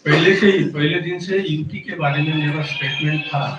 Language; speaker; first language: Hindi; non-native, local second language; Marathi